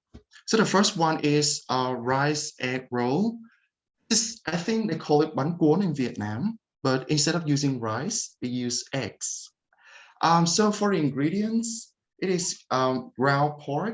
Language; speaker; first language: English; non-native, fluent; Vietnamese